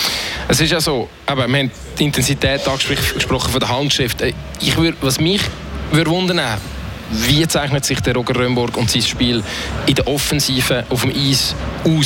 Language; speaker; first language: German; native; German